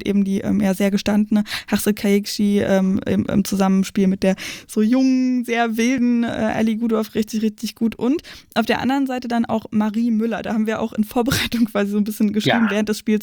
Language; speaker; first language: German; native; German